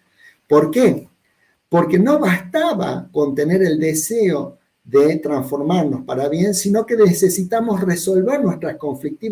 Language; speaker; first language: Spanish; native; Spanish